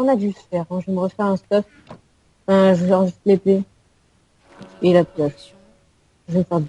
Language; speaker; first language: French; native; French